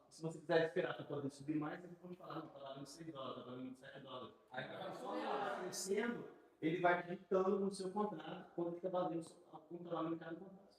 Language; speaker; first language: Portuguese; native; Portuguese